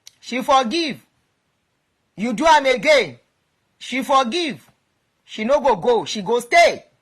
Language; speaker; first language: Nigerian Pidgin; non-native, local second language; Yoruba